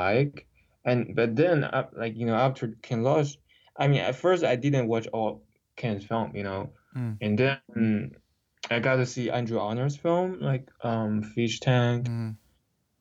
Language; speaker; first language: English; non-native, fluent; Chinese